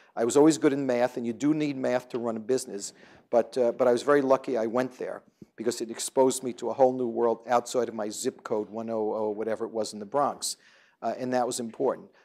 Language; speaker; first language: English; native; English